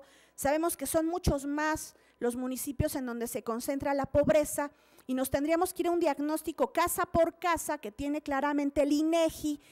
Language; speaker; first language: Spanish; native; Spanish